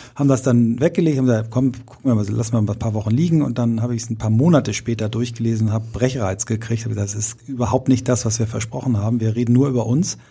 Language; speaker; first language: German; native; German